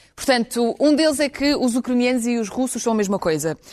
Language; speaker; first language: Portuguese; non-native, fluent; Ukrainian